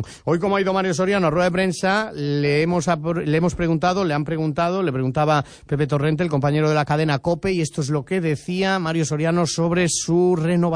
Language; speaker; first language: Spanish; native; Spanish